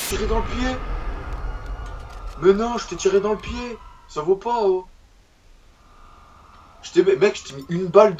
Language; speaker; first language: French; native; French